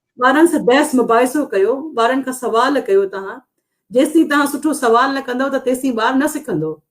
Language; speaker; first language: Sindhi; non-native, local second language; Urdu